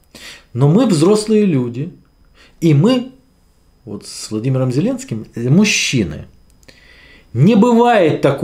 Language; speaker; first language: Russian; native; Russian